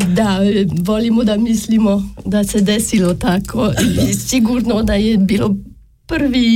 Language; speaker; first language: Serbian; non-native, learner; French